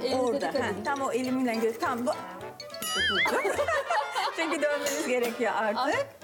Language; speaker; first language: Turkish; native; Turkish